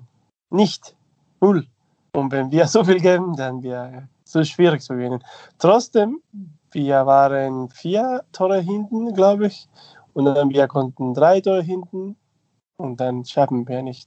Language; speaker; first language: German; non-native, fluent; Spanish